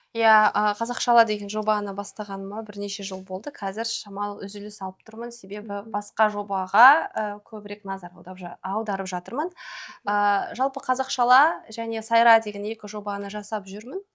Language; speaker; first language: Kazakh; non-native, local second language; Russian